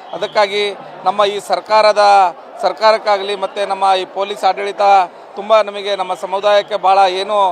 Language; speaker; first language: Kannada; non-native, local second language; Lambadi